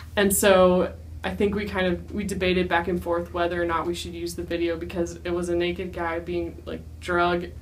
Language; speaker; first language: English; native; English